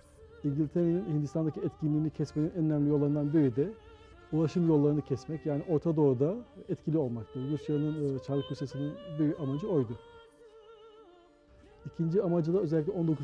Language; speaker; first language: Turkish; native; Turkish